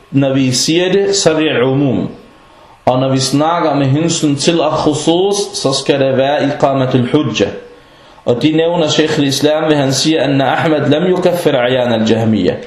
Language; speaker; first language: Danish; non-native, fluent; Arabic